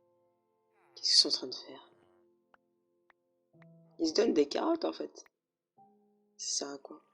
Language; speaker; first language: French; native; French